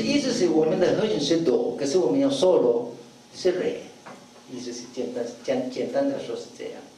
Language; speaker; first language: Chinese; non-native, fluent; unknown